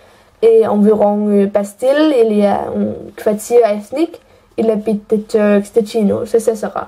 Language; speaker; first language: French; non-native, learner; Danish